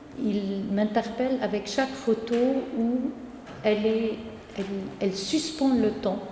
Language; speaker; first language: French; non-native, local second language; Arabic